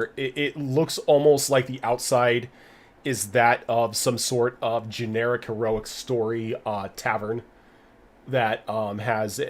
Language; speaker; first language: English; native; English